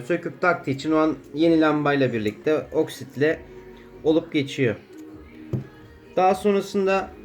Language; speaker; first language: Turkish; native; Turkish